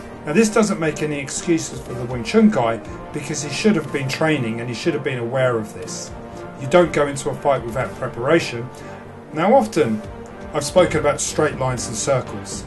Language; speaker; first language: English; native; English